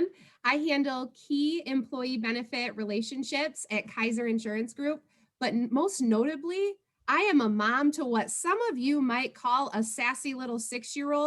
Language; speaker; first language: English; native; English